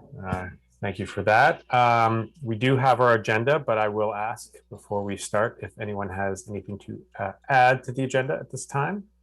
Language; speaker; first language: English; native; English